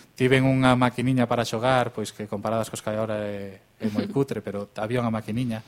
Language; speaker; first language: Galician; native; Galician